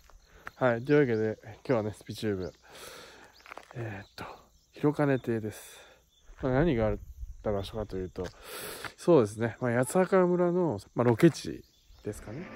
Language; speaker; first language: Japanese; native; Japanese